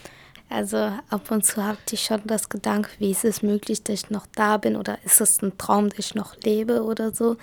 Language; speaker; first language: German; early bilingual, other home language; Kurdish